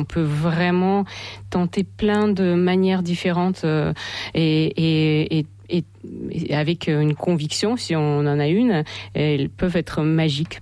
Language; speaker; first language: French; non-native, fluent; Russian